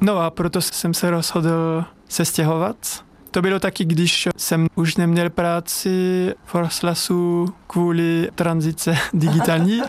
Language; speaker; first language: Czech; non-native, fluent; French